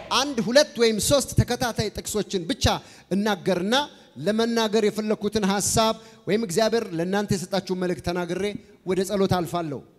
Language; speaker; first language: Amharic; native; Amharic